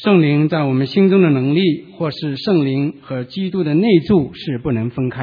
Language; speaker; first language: Chinese; native; Chinese